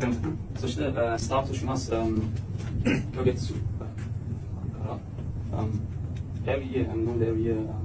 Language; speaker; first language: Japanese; non-native, learner; German